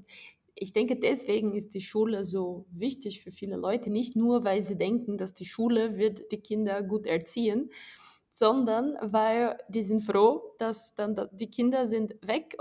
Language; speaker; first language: German; non-native, fluent; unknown